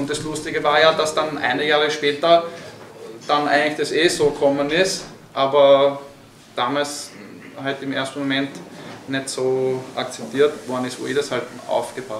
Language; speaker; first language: German; native; German